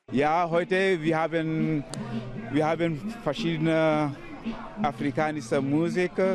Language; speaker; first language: German; non-native, learner; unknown